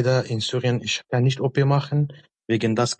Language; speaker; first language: German; non-native, learner; Arabic